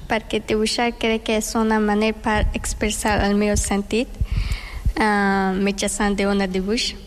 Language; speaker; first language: Catalan; non-native, learner; Persian